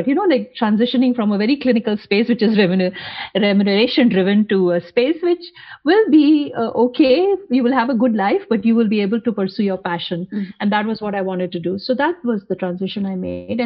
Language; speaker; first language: English; non-native, local second language; Hindi